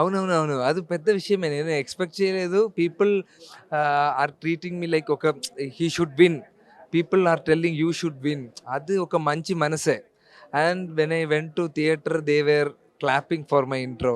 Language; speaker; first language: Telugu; non-native, learner; Malayalam